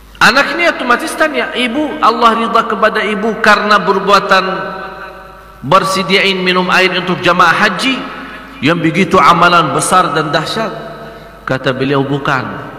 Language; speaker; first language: Malay; non-native, fluent; Arabic